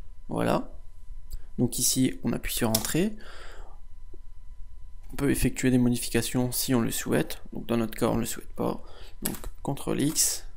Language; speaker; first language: French; native; French